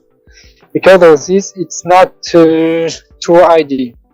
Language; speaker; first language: English; non-native, learner; Tajik